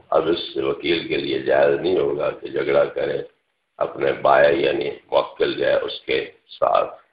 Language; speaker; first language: Urdu; non-native, local second language; Punjabi